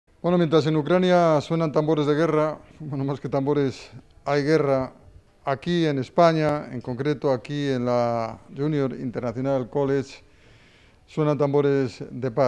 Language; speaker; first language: Spanish; native; Spanish